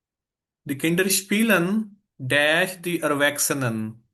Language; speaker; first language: German; non-native, fluent; Urdu